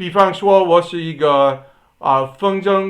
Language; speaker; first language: Chinese; non-native, learner; English